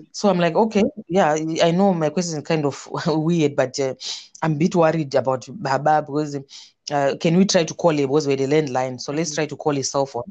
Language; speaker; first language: English; non-native, local second language; Shona